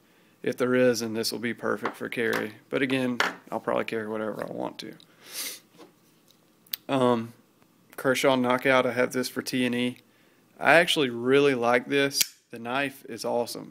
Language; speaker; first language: English; native; English